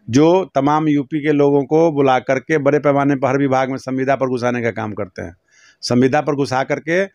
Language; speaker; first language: Hindi; native; Hindi